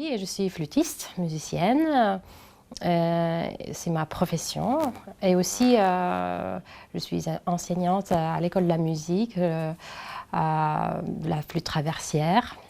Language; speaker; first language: French; non-native, fluent; Lithuanian